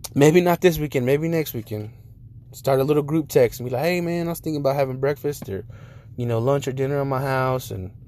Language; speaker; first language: English; native; English